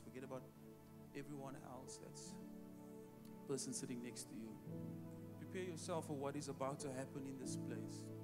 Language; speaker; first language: English; non-native, local second language; Afrikaans